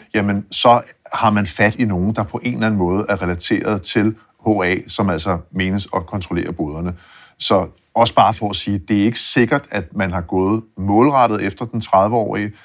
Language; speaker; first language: Danish; native; Danish